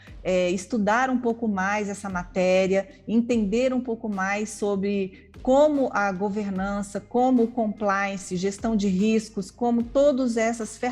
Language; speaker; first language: Portuguese; native; Portuguese